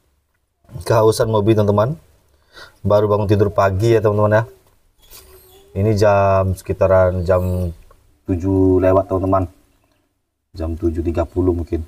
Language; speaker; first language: Indonesian; native; Indonesian